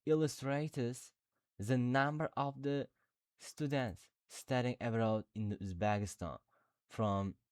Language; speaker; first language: English; non-native, learner; Uzbek